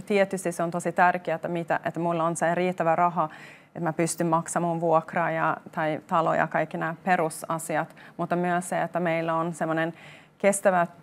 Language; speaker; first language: Finnish; non-native, local second language; Swedish